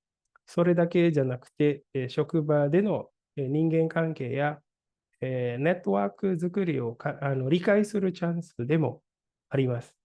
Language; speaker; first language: Japanese; non-native, fluent; Indonesian